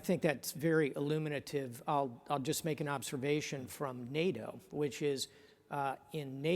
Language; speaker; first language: English; native; English